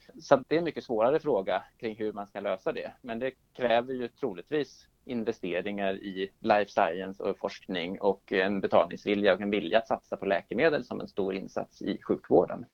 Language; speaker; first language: Swedish; native; Swedish